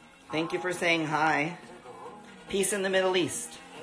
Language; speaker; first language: English; early bilingual, other home language; Spanish